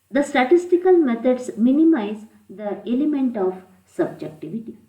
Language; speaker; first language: English; non-native, local second language; Kannada